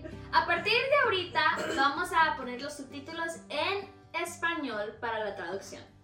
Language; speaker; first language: Spanish; native; Spanish